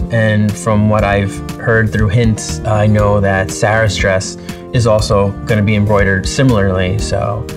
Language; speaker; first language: English; native; English